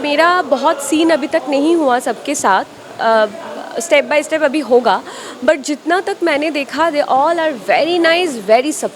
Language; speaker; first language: Hindi; non-native, local second language; Bangla